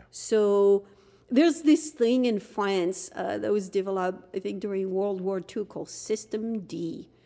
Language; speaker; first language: English; non-native, fluent; French